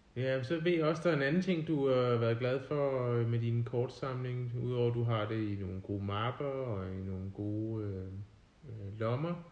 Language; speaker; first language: Danish; native; Danish